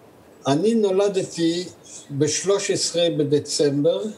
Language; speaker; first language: Hebrew; early bilingual, other home language; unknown